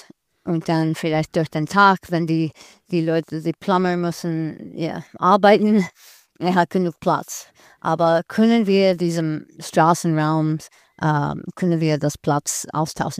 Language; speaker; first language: German; non-native, learner; English